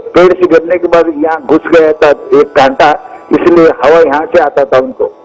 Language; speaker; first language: Hindi; non-native, local second language; Kannada